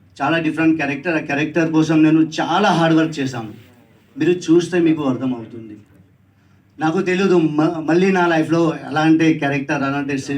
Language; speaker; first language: Telugu; non-native, learner; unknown